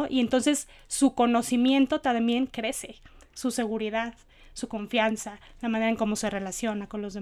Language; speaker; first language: Spanish; native; Spanish